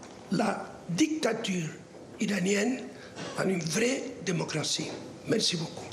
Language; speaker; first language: French; non-native, fluent; Spanish